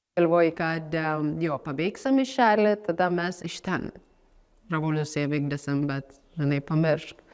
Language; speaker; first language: Lithuanian; non-native, fluent; Amharic